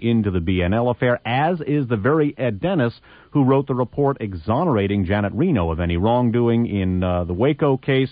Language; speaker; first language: English; native; English